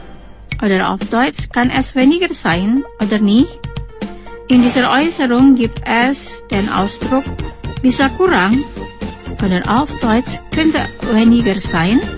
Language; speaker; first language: German; non-native, fluent; Indonesian